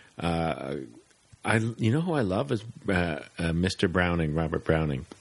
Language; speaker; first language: English; native; English